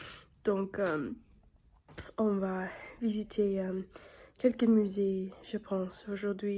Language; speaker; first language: French; non-native, learner; English